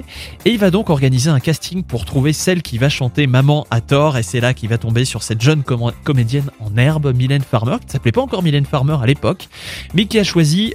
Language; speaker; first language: French; native; French